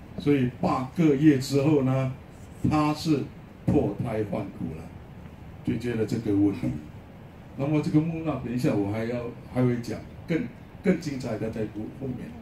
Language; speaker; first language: Chinese; native; Chinese